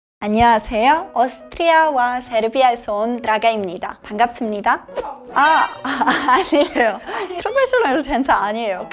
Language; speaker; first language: Korean; non-native, fluent; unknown